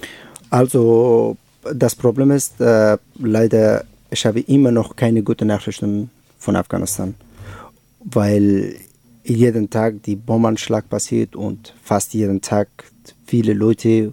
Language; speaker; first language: German; non-native, learner; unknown